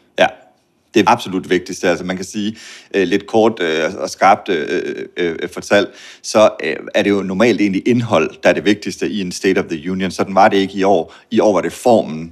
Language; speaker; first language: Danish; native; Danish